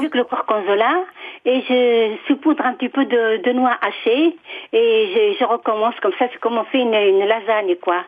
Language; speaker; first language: French; non-native, local second language; Arabic